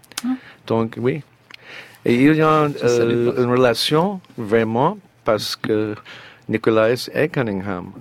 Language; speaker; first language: French; non-native, learner; English